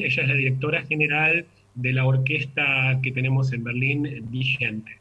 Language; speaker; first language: Spanish; native; Spanish